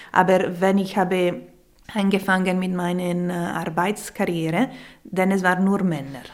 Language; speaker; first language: German; non-native, local second language; Italian